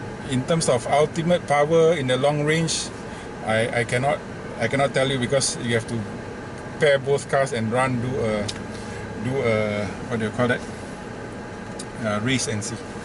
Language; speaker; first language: English; non-native, local second language; Malay